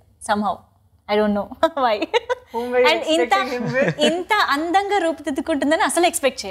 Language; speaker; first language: Telugu; native; Telugu